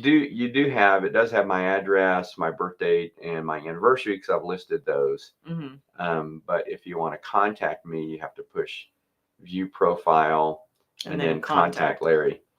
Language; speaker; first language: English; native; English